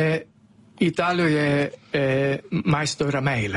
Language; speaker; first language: Lithuanian; non-native, fluent; Italian